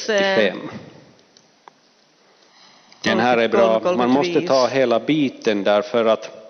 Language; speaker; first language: Swedish; non-native, fluent; Finnish